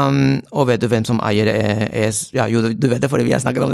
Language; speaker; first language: Norwegian; non-native, fluent; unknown